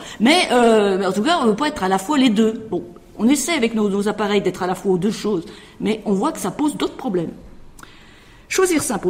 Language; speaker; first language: French; native; French